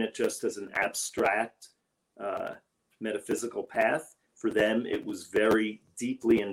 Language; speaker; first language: English; native; English